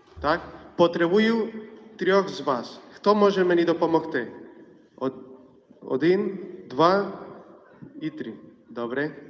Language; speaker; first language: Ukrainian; non-native, fluent; Polish